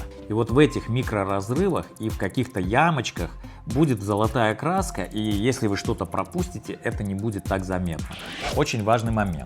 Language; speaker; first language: Russian; native; Russian